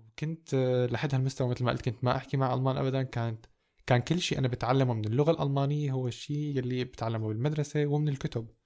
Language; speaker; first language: Arabic; native; Arabic